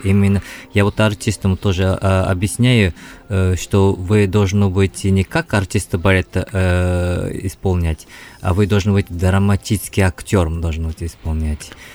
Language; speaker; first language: Russian; non-native, fluent; Japanese